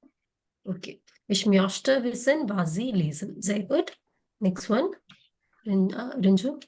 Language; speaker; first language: German; non-native, fluent; Malayalam